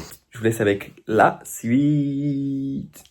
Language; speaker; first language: French; native; French